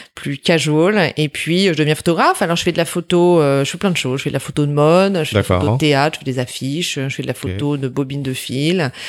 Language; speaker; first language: French; native; French